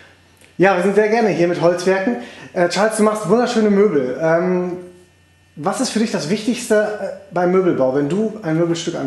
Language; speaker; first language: German; native; German